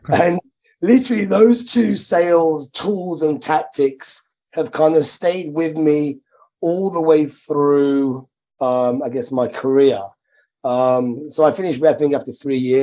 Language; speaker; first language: English; native; English